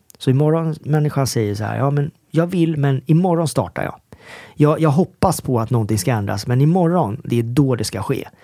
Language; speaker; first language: Swedish; early bilingual, other home language; Korean